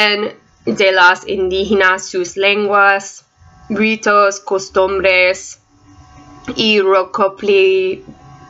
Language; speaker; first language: Spanish; non-native, learner; English